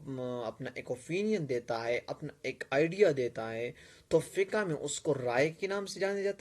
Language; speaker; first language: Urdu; non-native, local second language; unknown